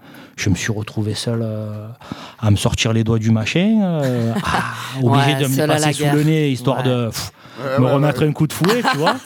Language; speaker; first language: French; native; French